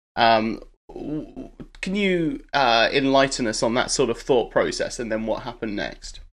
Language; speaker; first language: English; native; English